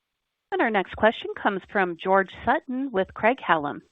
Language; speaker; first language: English; native; English